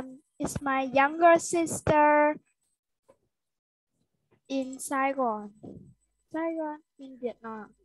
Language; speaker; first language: English; non-native, learner; Vietnamese